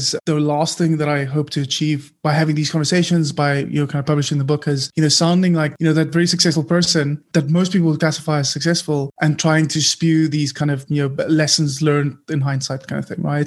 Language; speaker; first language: English; non-native, local second language; Afrikaans